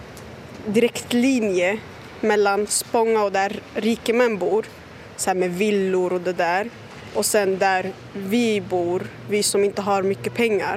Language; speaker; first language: Swedish; early bilingual, other home language; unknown